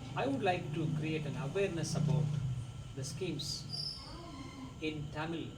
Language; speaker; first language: English; non-native, local second language; Tamil